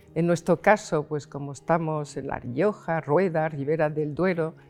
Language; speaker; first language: Spanish; non-native, fluent; French